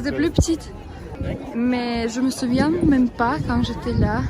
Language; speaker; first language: French; non-native, fluent; Russian